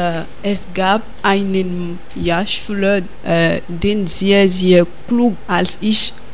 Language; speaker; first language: German; non-native, learner; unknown